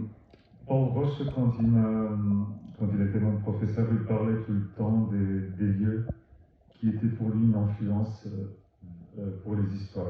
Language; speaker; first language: French; non-native, fluent; Portuguese